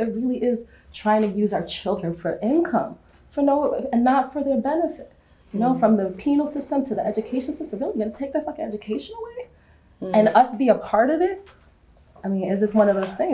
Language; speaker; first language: English; native; English